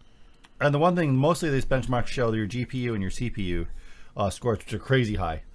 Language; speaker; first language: English; native; English